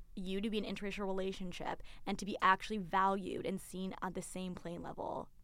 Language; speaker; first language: English; early bilingual, other home language; Tigrinya